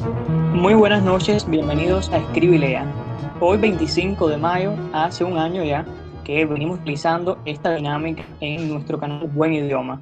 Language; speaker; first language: Spanish; native; Spanish